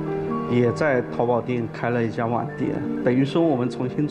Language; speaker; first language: Chinese; native; Chinese